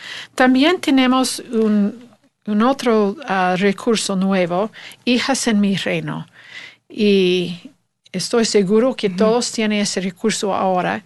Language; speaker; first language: Spanish; non-native, learner; English